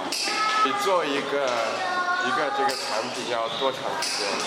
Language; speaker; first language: Chinese; early bilingual, heritage; Chinese